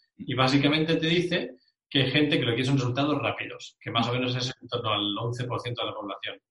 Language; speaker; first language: Spanish; native; Spanish